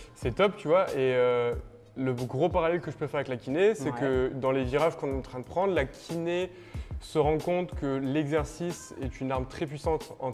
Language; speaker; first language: French; native; French